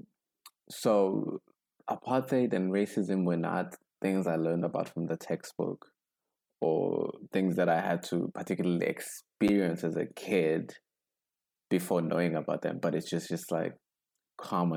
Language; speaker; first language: English; non-native, local second language; Zulu